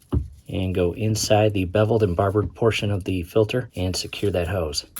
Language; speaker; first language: English; native; English